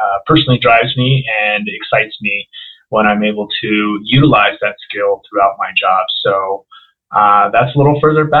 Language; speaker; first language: English; non-native, local second language; Spanish